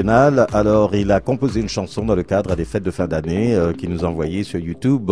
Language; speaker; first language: French; native; French